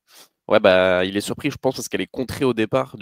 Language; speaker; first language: French; native; French